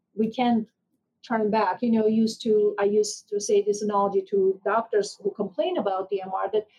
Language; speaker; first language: English; non-native, fluent; Armenian